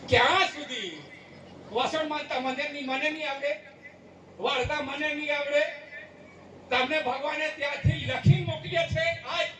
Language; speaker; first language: Gujarati; non-native, local second language; Vasavi